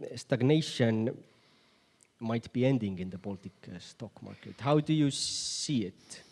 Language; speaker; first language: English; non-native, fluent; Estonian